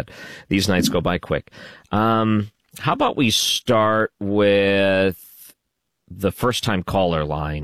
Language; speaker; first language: English; native; English